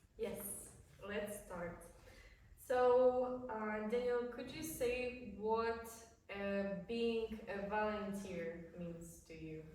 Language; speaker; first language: English; non-native, fluent; Polish